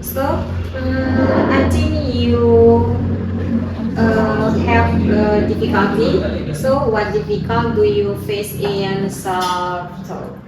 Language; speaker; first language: English; non-native, learner; Indonesian